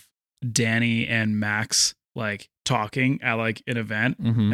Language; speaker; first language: English; native; English